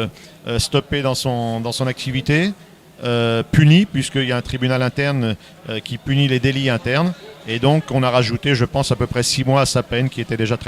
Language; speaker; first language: French; native; French